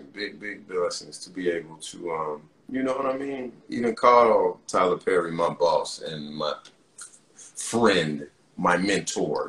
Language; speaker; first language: English; native; English